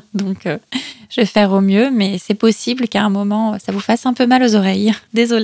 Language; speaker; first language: French; native; French